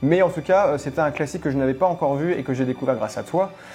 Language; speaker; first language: French; native; French